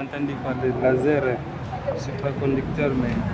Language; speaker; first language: French; native; French